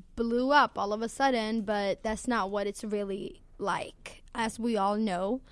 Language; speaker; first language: English; non-native, fluent; Swedish